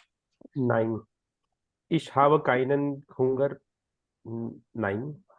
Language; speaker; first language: German; non-native, learner; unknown